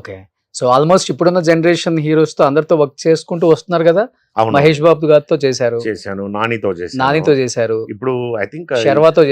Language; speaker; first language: Telugu; native; Telugu